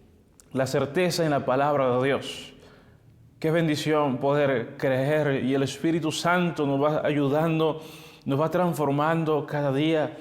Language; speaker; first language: Spanish; native; Spanish